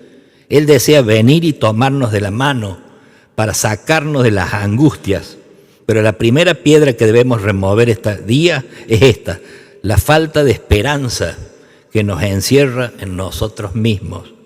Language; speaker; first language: Spanish; native; Spanish